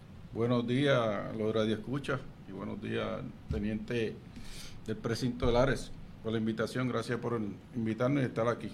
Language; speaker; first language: Spanish; native; Spanish